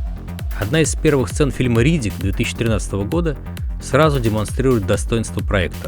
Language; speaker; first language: Russian; native; Russian